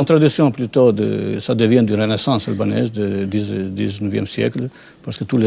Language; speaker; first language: French; non-native, fluent; Albanian